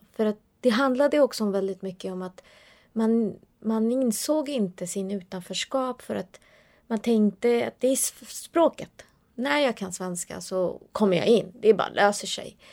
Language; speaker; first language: Swedish; early bilingual, other home language; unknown